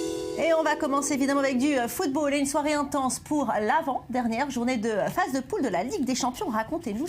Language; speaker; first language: French; native; French